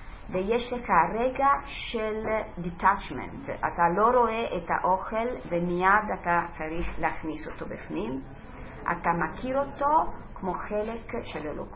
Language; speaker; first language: Hebrew; non-native, fluent; Italian